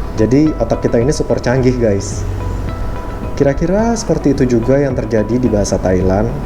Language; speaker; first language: Indonesian; native; Indonesian